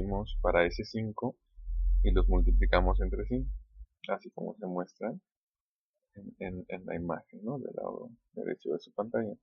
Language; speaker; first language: Spanish; native; Spanish